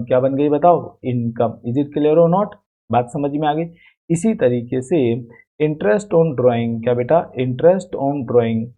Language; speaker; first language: Hindi; native; Hindi